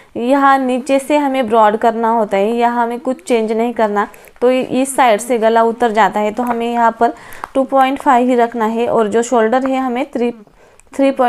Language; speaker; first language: Hindi; non-native, local second language; Marathi